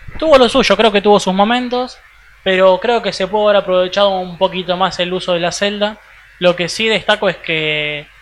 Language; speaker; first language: Spanish; native; Spanish